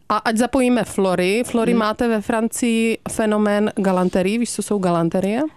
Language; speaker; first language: Czech; native; Czech